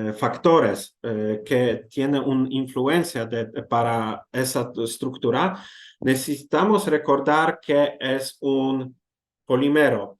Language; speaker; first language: Spanish; non-native, learner; Polish